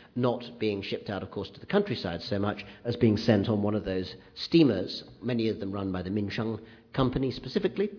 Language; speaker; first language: English; native; English